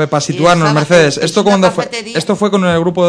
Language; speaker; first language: Spanish; native; Spanish